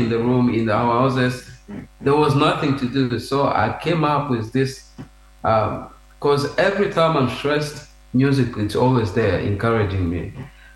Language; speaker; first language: English; non-native, fluent; Swahili